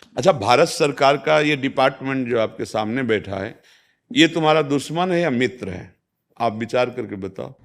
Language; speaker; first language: Hindi; native; Hindi